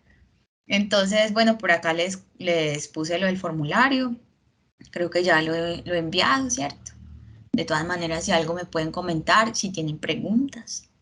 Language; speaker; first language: Spanish; native; Spanish